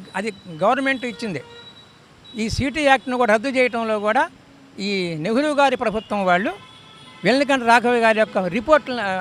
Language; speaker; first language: Telugu; native; Telugu